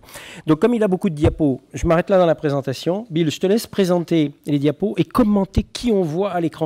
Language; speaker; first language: French; native; French